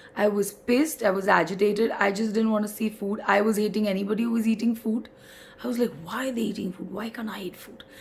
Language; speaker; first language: English; non-native, local second language; Hindi